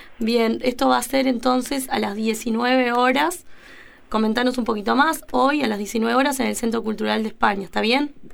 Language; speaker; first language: Spanish; native; Spanish